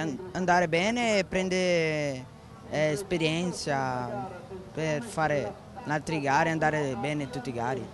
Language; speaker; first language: Italian; non-native, learner; Portuguese